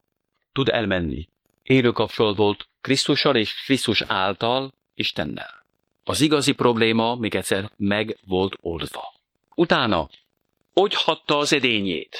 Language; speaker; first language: Hungarian; non-native, fluent; French